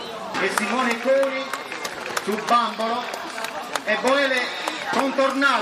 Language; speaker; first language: Italian; native; Italian